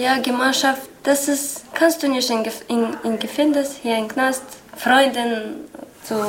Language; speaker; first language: German; non-native, learner; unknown